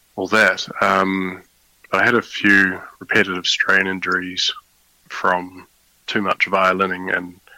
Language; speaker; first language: English; native; English